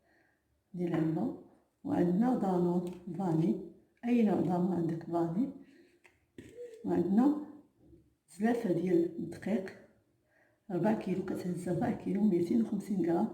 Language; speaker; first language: Arabic; native; Arabic